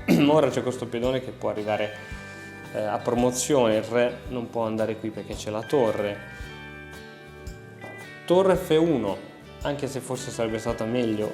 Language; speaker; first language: Italian; native; Italian